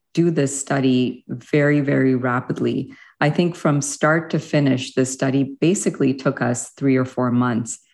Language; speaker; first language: English; early bilingual, other home language; Hindi